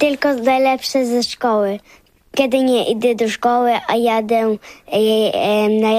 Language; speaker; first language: Polish; early bilingual, other home language; Ukrainian